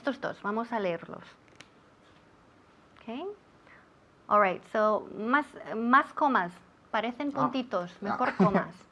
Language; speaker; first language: Spanish; non-native, fluent; English